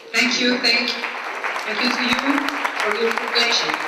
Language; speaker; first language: English; non-native, learner; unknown